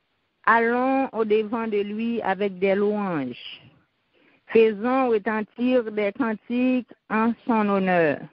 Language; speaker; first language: French; non-native, local second language; Haitian Creole